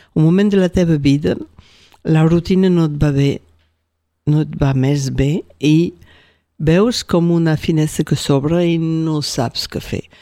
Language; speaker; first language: Catalan; non-native, local second language; French